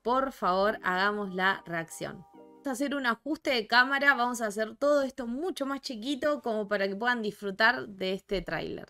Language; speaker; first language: Spanish; native; Spanish